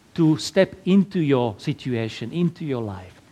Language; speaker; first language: English; non-native, fluent; Slovak